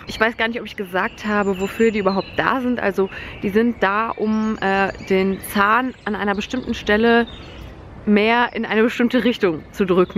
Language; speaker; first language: German; native; German